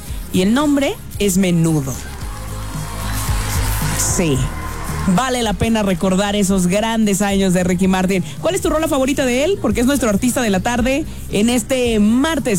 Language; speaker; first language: Spanish; native; Spanish